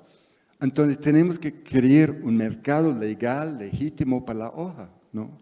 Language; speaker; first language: Spanish; non-native, fluent; English